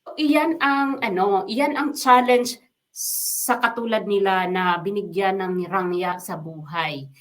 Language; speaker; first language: Filipino; non-native, local second language; Waray